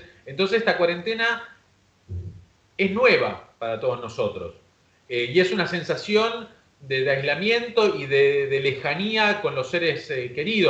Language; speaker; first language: Spanish; native; Spanish